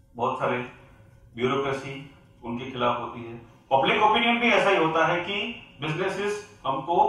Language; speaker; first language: Hindi; non-native, local second language; Gujarati